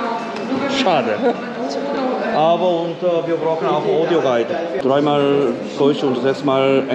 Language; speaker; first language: German; non-native, learner; Korean